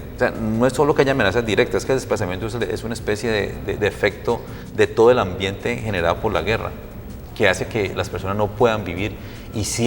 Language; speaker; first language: Spanish; native; Spanish